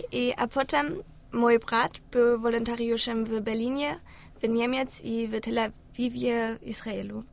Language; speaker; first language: Polish; non-native, learner; German